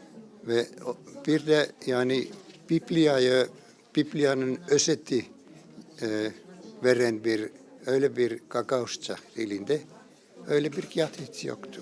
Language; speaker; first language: Turkish; non-native, fluent; Finnish